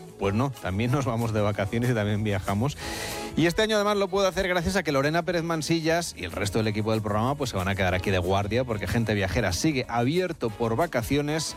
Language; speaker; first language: Spanish; native; Spanish